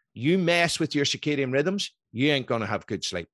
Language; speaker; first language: English; native; English